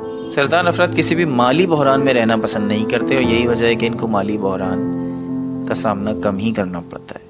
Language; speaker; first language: Urdu; native; Urdu